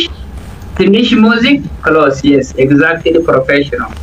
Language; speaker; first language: English; non-native, learner; Oromo